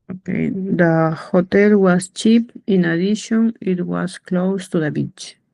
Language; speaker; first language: English; non-native, learner; Spanish